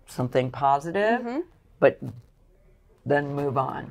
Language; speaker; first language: English; native; English